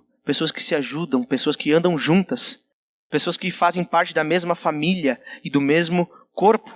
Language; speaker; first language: Portuguese; native; Portuguese